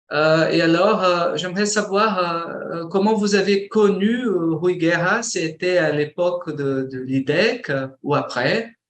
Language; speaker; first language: French; non-native, fluent; Portuguese